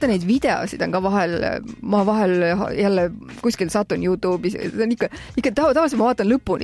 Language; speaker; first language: Estonian; native; Estonian